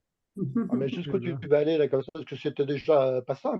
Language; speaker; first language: French; native; French